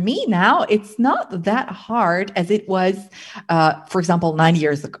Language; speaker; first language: English; non-native, fluent; Russian